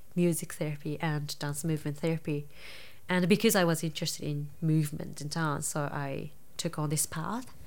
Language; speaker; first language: English; non-native, fluent; Japanese